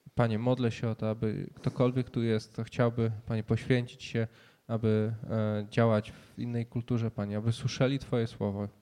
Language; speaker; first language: Polish; native; Polish